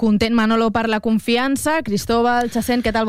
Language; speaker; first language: Catalan; native; Catalan